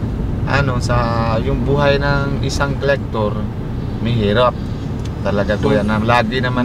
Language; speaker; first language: Filipino; non-native, local second language; Cebuano